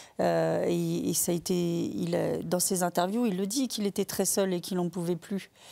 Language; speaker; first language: French; native; French